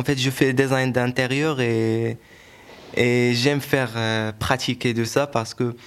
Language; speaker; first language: French; non-native, local second language; Arabic